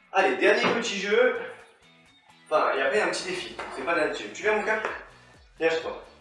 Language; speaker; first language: French; native; French